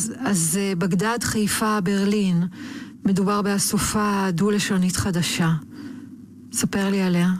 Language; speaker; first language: Hebrew; native; Hebrew